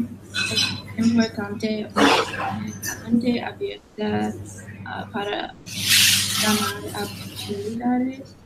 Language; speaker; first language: Spanish; non-native, learner; English